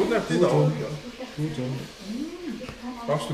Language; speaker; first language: German; non-native, learner; Mongolian